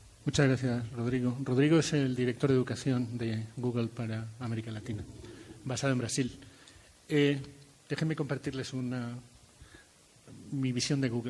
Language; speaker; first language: Spanish; native; Spanish